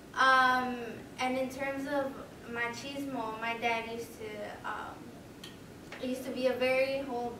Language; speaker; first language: English; native; English